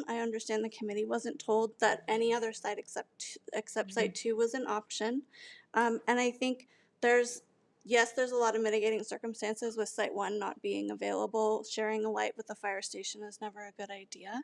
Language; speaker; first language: English; native; English